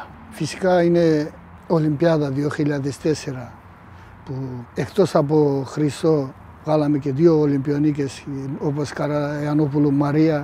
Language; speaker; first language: Greek; non-native, fluent; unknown